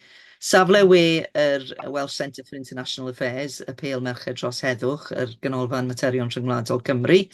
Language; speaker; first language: Welsh; native; Welsh